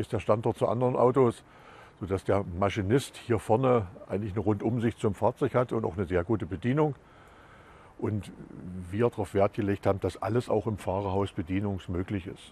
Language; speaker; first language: German; native; German